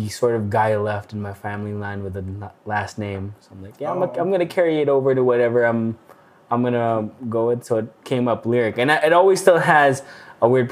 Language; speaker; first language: English; non-native, local second language; Filipino